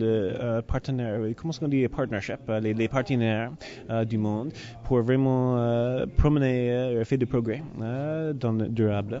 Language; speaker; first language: French; non-native, learner; English